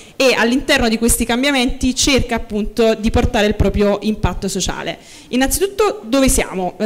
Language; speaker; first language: Italian; native; Italian